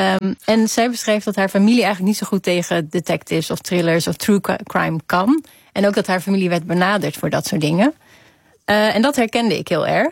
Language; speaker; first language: Dutch; native; Dutch